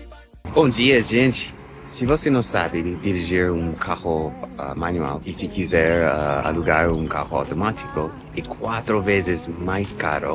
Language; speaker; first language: Portuguese; non-native, fluent; English